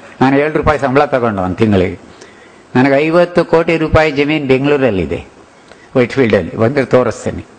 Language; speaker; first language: Kannada; non-native, local second language; Telugu